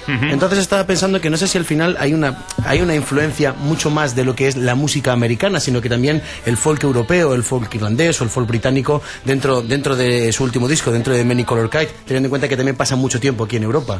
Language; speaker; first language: Spanish; native; Spanish